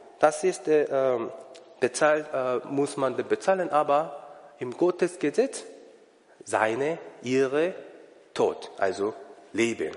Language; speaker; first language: German; non-native, learner; Korean